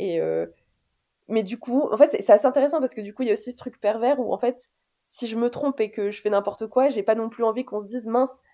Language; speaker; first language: French; native; French